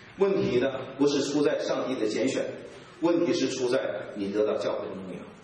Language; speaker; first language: Chinese; native; Chinese